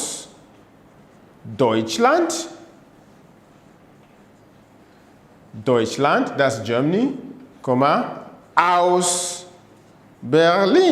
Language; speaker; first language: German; non-native, learner; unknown